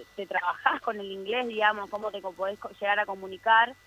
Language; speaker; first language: Spanish; native; Spanish